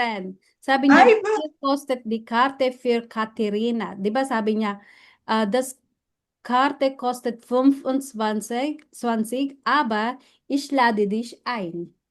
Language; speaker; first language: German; non-native, fluent; Filipino